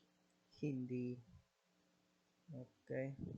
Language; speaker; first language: Filipino; non-native, learner; Spanish